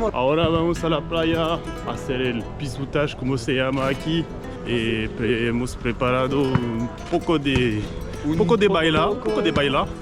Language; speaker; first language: Spanish; non-native, learner; French